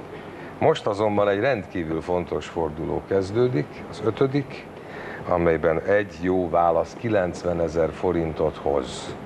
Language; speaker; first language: Hungarian; native; Hungarian